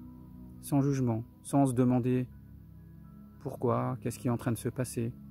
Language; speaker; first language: French; native; French